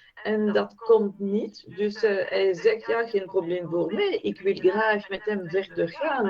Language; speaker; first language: Dutch; non-native, fluent; French